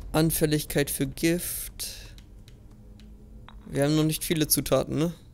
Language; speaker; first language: German; native; German